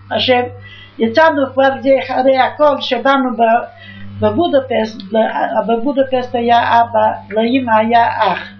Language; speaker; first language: Hebrew; non-native, fluent; Yiddish